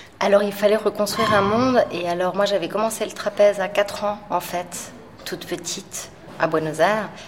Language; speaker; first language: French; early bilingual, other home language; Spanish